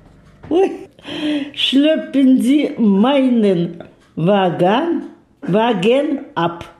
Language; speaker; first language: German; non-native, learner; Russian